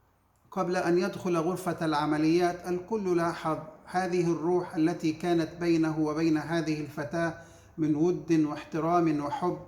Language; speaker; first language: Arabic; native; Arabic